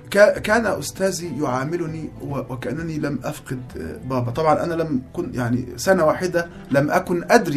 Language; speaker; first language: Arabic; native; Arabic